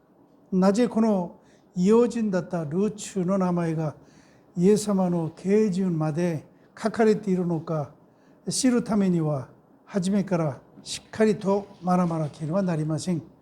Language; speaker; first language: Japanese; non-native, fluent; Korean